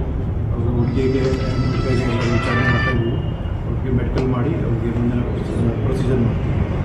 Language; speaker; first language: Kannada; non-native, fluent; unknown